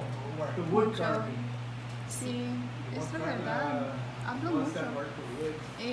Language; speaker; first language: Spanish; non-native, learner; English